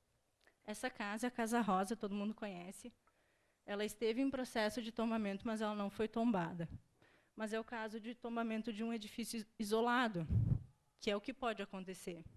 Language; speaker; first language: Portuguese; native; Portuguese